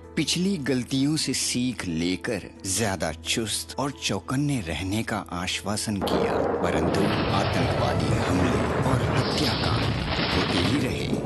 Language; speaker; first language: Hindi; non-native, local second language; Marathi